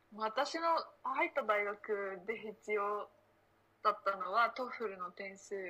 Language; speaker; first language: Japanese; early bilingual, other home language; Spanish